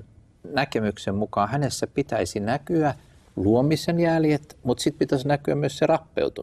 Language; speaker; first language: Finnish; native; Finnish